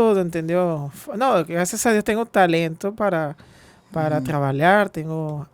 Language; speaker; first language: Portuguese; non-native, fluent; Spanish